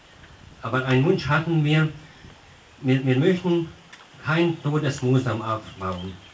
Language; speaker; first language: German; non-native, local second language; Hungarian